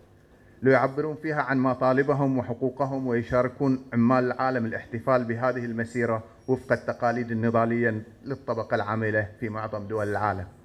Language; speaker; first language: Arabic; native; Arabic